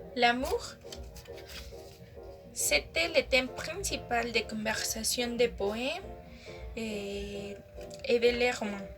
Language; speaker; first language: French; non-native, learner; Spanish